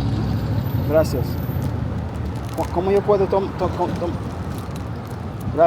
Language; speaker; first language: Spanish; non-native, learner; English